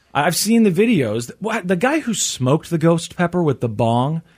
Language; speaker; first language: English; native; English